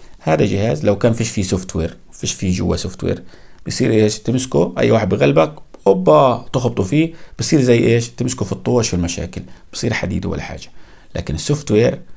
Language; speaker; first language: Arabic; native; Arabic